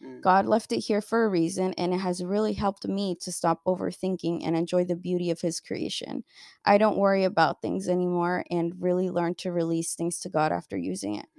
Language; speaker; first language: English; early bilingual, other home language; Spanish